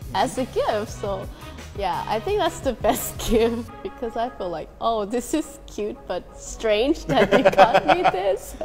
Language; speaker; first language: English; non-native, fluent; Thai